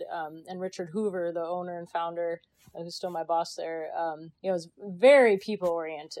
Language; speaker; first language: English; native; English